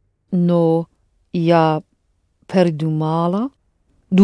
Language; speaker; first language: Russian; non-native, learner; English